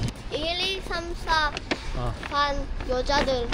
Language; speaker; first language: Korean; non-native, learner; Filipino